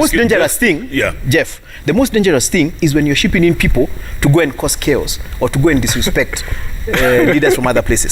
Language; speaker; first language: English; non-native, local second language; Kikuyu